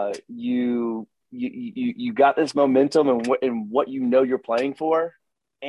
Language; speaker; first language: English; native; English